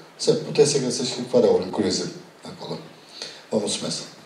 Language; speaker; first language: Romanian; non-native, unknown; Turkish